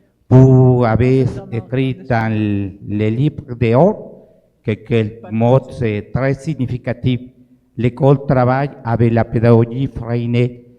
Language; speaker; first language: French; non-native, learner; Spanish